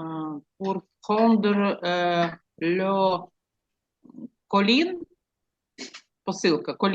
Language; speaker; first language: French; non-native, learner; Ukrainian